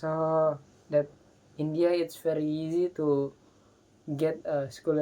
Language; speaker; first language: English; non-native, learner; Indonesian